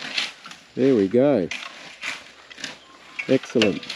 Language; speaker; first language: English; native; English